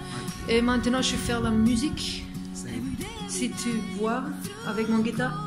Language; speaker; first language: French; non-native, learner; German